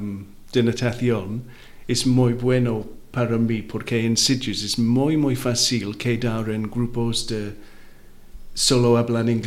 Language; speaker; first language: Spanish; non-native, learner; Welsh